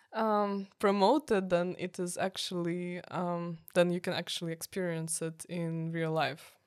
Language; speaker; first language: English; non-native, fluent; Ukrainian